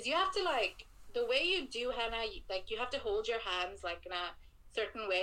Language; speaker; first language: English; non-native, local second language; Bangla